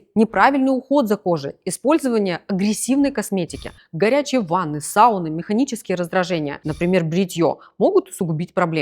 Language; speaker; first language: Russian; native; Russian